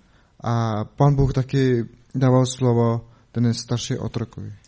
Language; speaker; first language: Czech; non-native, learner; Mongolian